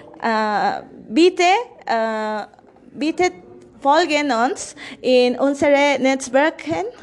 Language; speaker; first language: German; non-native, learner; Spanish